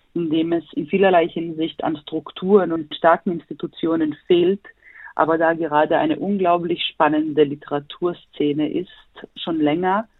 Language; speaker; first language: German; non-native, fluent; Bosnian